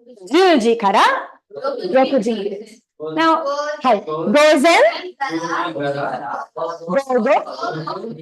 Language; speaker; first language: Japanese; non-native, fluent; Tamil